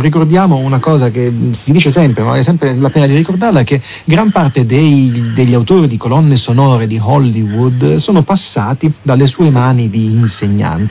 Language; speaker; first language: Italian; native; Italian